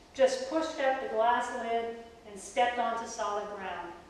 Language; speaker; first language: English; native; English